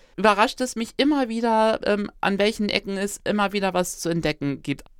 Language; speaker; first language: German; native; German